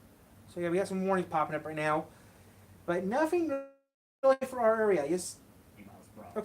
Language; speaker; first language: English; native; English